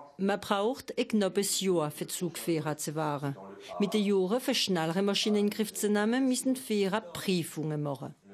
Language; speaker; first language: German; non-native, local second language; French